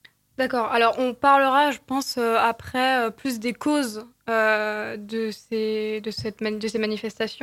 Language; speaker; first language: French; native; French